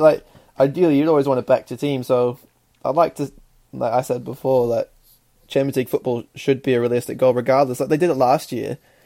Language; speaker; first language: English; native; English